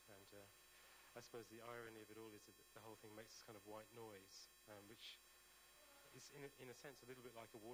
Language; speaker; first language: English; native; English